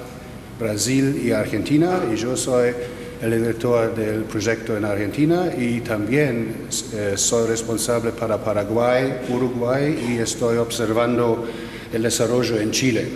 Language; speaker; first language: Spanish; non-native, fluent; German